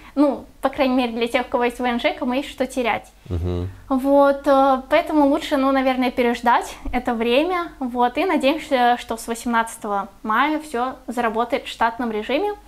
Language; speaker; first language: Russian; native; Russian